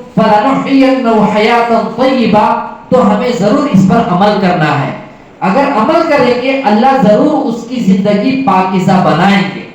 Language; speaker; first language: Urdu; native; Urdu